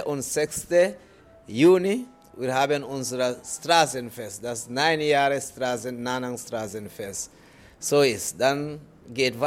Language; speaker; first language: German; non-native, learner; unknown